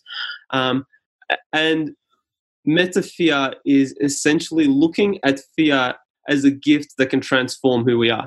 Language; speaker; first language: English; non-native, local second language; Serbian